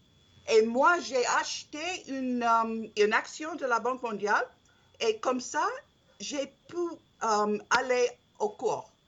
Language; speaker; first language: French; non-native, learner; English